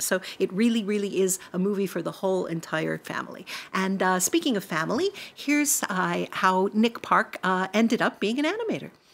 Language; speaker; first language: English; native; English